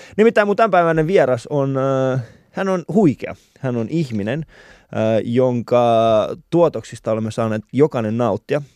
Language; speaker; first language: Finnish; early bilingual, other home language; Persian